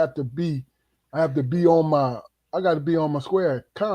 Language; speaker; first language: English; native; English